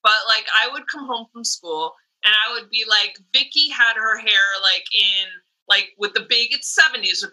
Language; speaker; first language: English; native; English